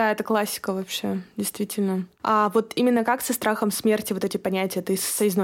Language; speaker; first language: Russian; native; Russian